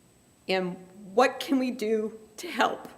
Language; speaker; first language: English; native; English